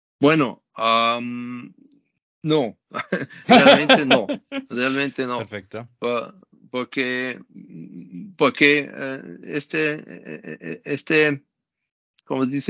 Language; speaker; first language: Spanish; non-native, learner; German